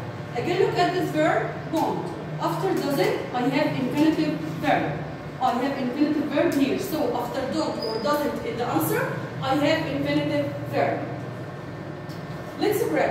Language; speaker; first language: English; non-native, learner; Arabic